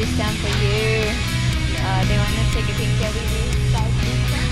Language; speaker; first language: English; non-native, learner; Hindi